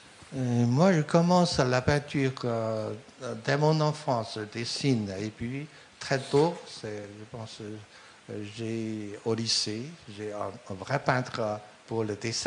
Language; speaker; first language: French; non-native, fluent; Chinese